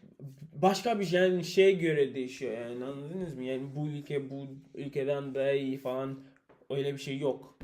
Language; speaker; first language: Turkish; non-native, learner; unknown